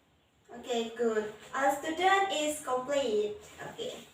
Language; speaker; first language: English; non-native, learner; Indonesian